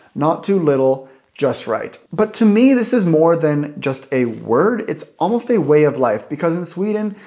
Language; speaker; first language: English; native; English